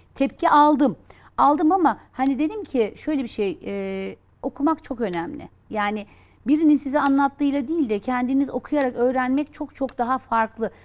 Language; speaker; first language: Turkish; native; Turkish